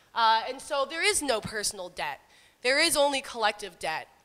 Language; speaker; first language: English; native; English